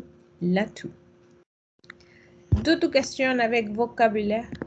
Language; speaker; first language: French; non-native, fluent; Spanish